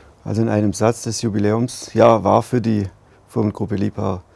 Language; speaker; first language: German; native; German